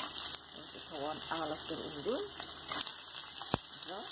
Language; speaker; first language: Dutch; non-native, learner; Indonesian